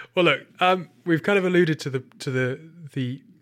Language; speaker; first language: English; native; English